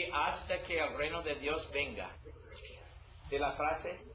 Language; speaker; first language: Spanish; non-native, learner; English